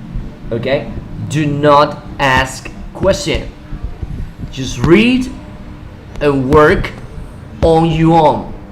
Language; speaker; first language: English; non-native, fluent; Spanish